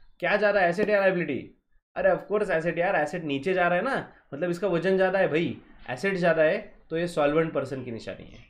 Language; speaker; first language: Hindi; non-native, local second language; Marathi